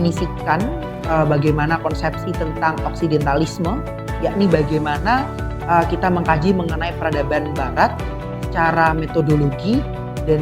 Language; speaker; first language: Indonesian; native; Indonesian